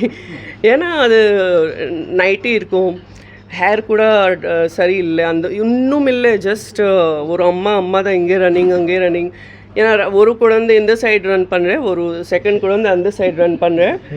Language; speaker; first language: Tamil; non-native, local second language; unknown